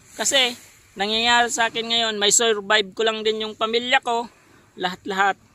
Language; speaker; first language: Filipino; non-native, local second language; Bikol